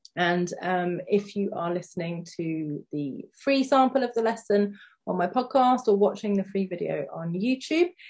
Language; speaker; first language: English; native; English